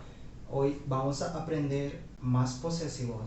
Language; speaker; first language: Spanish; non-native, fluent; Hindi